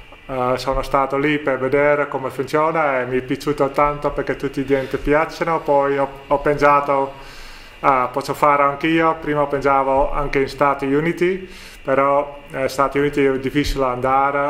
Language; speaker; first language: Italian; non-native, learner; Dutch